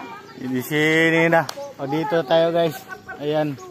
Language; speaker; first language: Filipino; early bilingual, heritage; Filipino